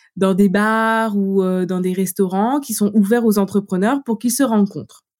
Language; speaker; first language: French; native; French